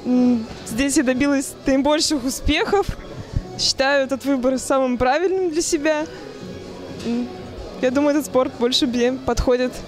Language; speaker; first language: Russian; native; Russian